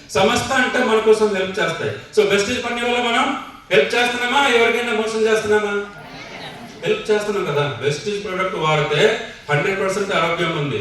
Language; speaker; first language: Telugu; non-native, fluent; Hindi